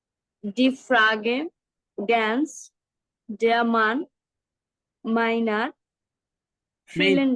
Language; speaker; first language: German; non-native, learner; Bangla